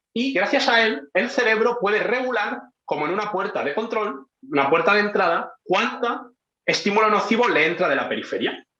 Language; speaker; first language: Spanish; native; Spanish